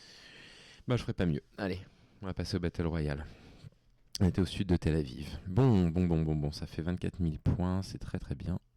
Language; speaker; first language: French; native; French